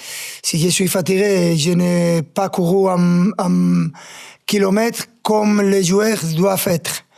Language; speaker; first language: French; non-native, fluent; Spanish